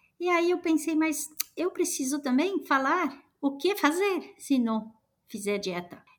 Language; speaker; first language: Portuguese; non-native, fluent; French